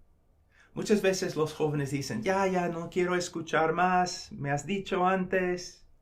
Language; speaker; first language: Spanish; non-native, fluent; English